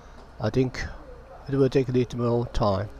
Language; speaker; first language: English; non-native, local second language; Tibetan